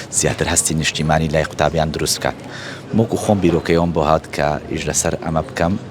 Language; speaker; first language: Central Kurdish; native; Central Kurdish